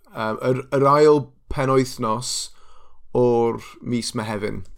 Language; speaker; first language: Welsh; non-native, local second language; English